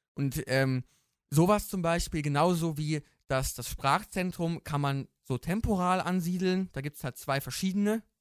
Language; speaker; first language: German; native; German